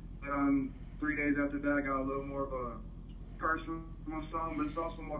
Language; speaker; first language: English; native; English